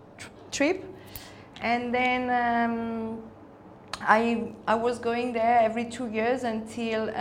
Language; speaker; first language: English; non-native, fluent; Spanish